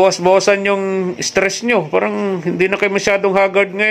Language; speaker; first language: Filipino; native; Filipino